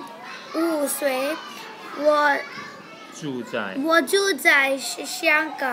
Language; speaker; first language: Chinese; non-native, learner; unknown